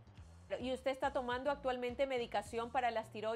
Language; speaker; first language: Spanish; native; Spanish